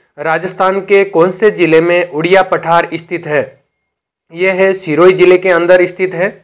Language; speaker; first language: Hindi; native; Hindi